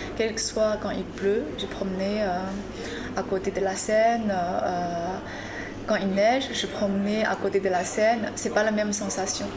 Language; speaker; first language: French; non-native, fluent; Chinese